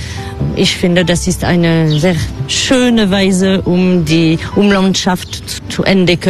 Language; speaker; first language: German; non-native, fluent; French